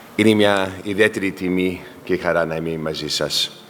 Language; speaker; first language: Greek; early bilingual, heritage; Greek